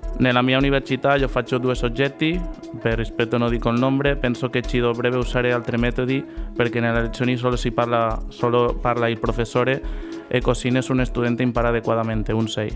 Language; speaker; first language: Italian; non-native, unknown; Catalan